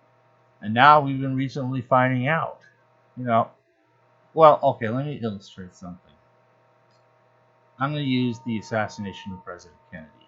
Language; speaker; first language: English; native; English